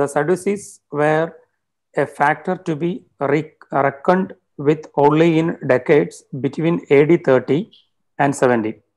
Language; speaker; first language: English; non-native, local second language; Malayalam